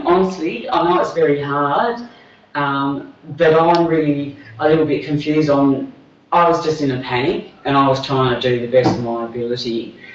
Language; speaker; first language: English; native; English